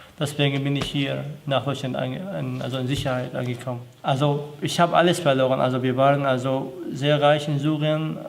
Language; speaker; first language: German; non-native, learner; Arabic